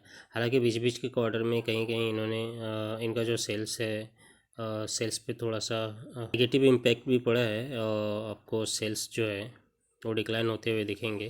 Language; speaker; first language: Hindi; native; Hindi